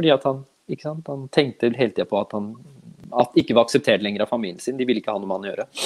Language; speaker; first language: Norwegian; early bilingual, other home language; Urdu